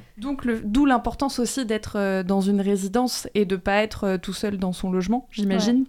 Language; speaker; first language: French; native; French